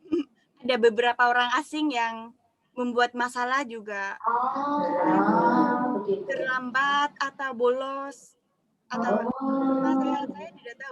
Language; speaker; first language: Indonesian; non-native, fluent; Japanese